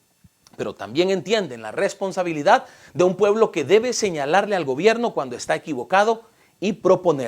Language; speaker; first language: Spanish; native; Spanish